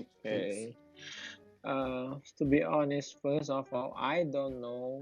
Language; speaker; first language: English; non-native, learner; Thai